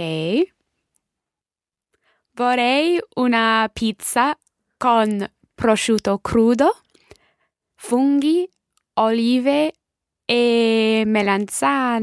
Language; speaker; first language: Italian; non-native, learner; English